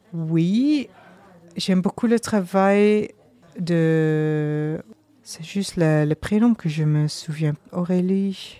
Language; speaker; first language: French; non-native, learner; Dutch